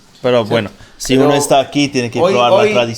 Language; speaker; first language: Spanish; non-native, fluent; Italian